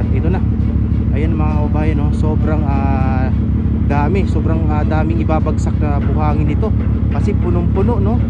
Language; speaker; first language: Filipino; native; Filipino